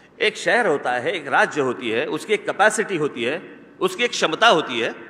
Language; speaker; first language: Hindi; non-native, local second language; Marathi